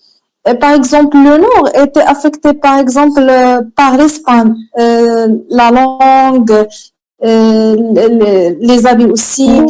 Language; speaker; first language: French; non-native, learner; Arabic